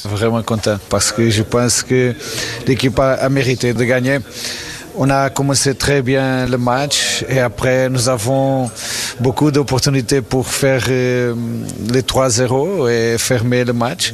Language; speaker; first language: French; non-native, fluent; Portuguese